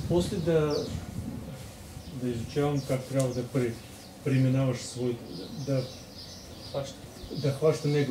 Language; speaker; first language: Bulgarian; non-native, learner; Russian